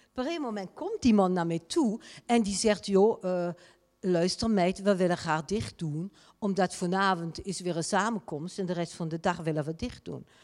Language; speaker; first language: Dutch; non-native, fluent; French